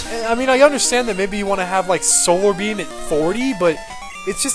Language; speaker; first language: English; native; English